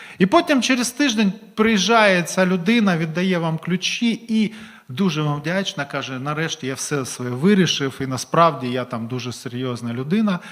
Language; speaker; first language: Ukrainian; non-native, local second language; Russian